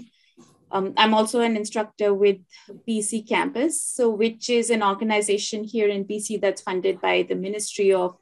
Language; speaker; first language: English; non-native, local second language; Hindi